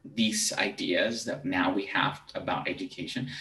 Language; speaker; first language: English; non-native, fluent; Spanish